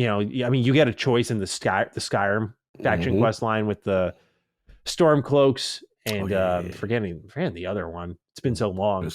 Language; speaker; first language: English; native; English